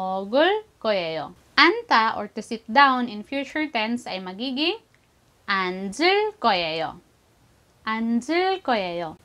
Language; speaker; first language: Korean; non-native, fluent; Filipino